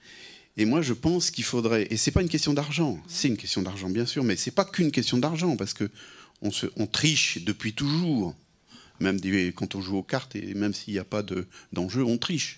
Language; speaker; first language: French; native; French